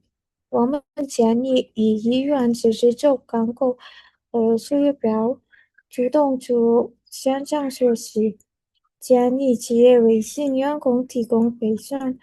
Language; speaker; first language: Chinese; non-native, learner; Indonesian